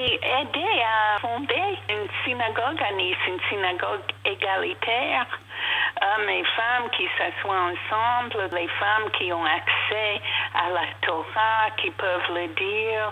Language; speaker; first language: French; non-native, fluent; English